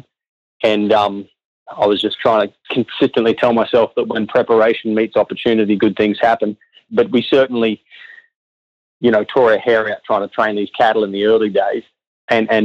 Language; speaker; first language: English; native; English